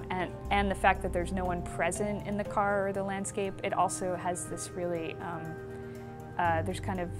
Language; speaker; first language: English; native; English